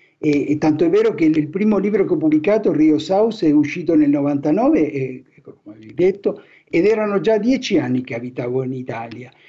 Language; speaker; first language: Italian; non-native, fluent; Spanish